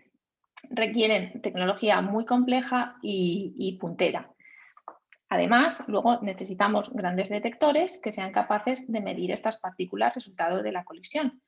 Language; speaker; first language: Spanish; native; Spanish